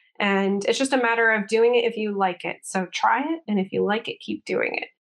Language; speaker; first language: English; native; English